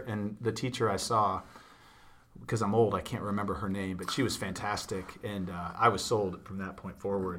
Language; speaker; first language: English; native; English